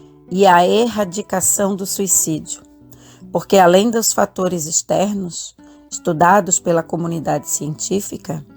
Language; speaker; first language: Portuguese; native; Portuguese